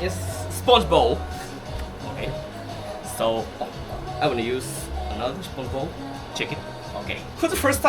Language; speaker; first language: English; non-native, learner; Japanese